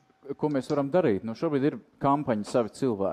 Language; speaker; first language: Latvian; native; Latvian